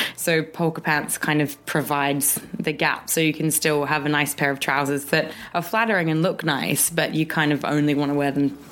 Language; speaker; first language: English; native; English